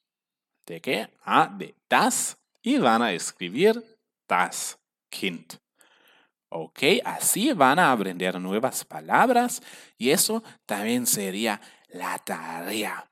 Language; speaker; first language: Spanish; non-native, fluent; German